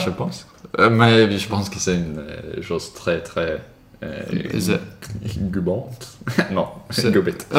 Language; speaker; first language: French; non-native, learner; Swedish